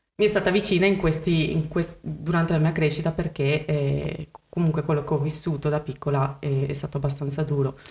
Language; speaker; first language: Italian; early bilingual, other home language; Spanish